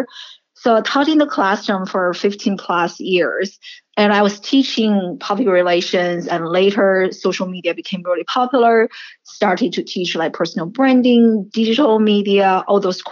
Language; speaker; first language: English; non-native, fluent; Chinese